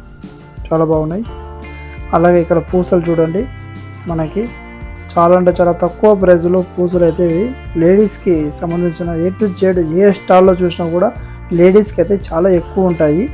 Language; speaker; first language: Telugu; native; Telugu